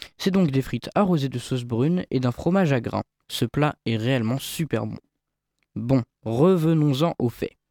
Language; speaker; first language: French; native; French